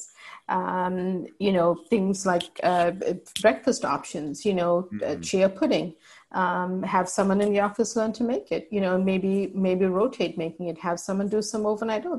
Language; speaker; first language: English; native; English